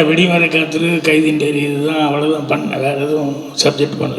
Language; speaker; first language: Tamil; native; Tamil